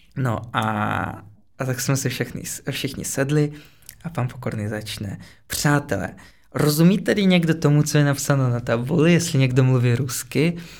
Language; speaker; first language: Czech; non-native, fluent; Russian